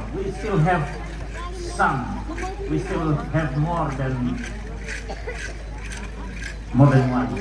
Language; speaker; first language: English; non-native, learner; Indonesian